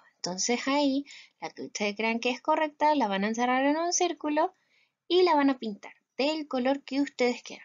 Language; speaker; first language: Spanish; native; Spanish